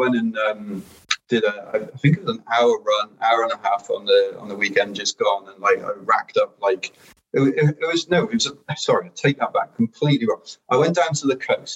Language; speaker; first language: English; native; English